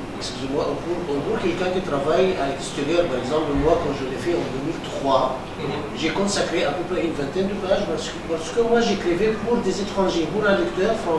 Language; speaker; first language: French; non-native, fluent; Arabic